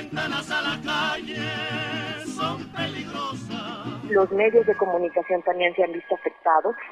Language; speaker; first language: Spanish; native; Spanish